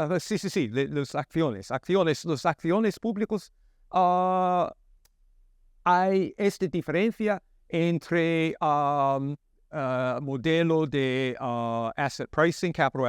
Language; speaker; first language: Spanish; non-native, learner; English